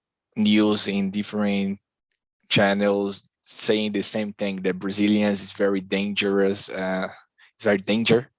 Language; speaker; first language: English; non-native, learner; Portuguese